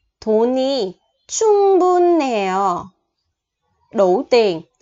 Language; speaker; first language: Korean; non-native, fluent; Vietnamese